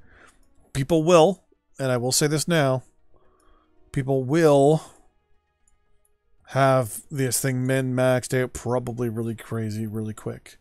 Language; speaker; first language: English; native; English